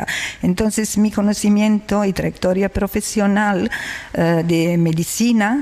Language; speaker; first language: Spanish; non-native, learner; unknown